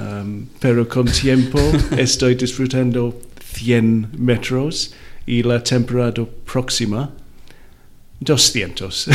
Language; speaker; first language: Spanish; non-native, learner; Welsh